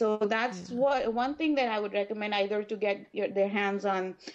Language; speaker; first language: English; non-native, local second language; Urdu